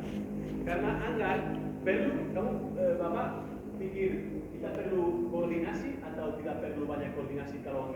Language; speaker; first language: Indonesian; non-native, learner; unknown